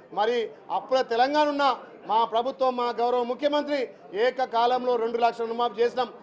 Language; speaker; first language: Telugu; native; Telugu